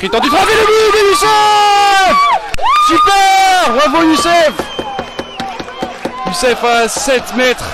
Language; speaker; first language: French; native; French